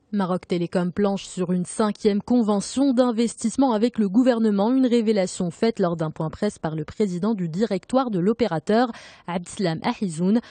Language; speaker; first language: French; non-native, local second language; Arabic